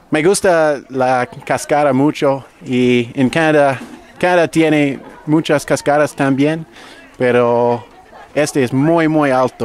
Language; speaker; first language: Spanish; non-native, learner; English